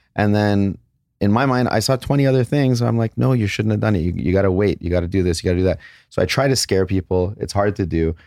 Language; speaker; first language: English; native; English